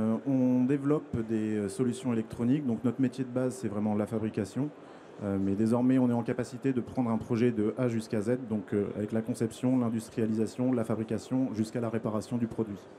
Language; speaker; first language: French; native; French